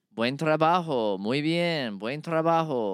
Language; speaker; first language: Spanish; non-native, learner; English